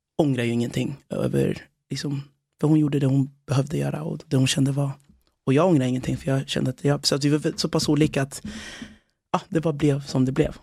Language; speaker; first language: Swedish; early bilingual, other home language; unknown